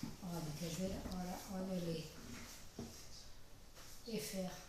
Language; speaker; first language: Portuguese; early bilingual, heritage; French